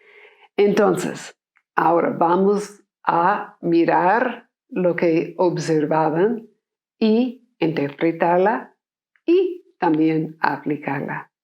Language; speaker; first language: Spanish; non-native, fluent; English